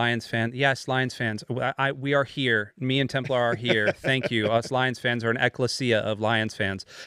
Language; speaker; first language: English; native; English